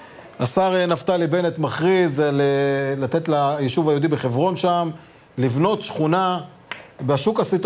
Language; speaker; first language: Hebrew; native; Hebrew